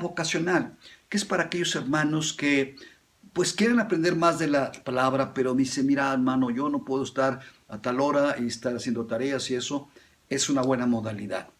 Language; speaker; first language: Spanish; native; Spanish